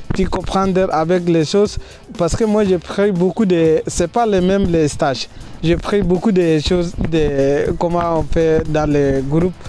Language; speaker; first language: French; non-native, learner; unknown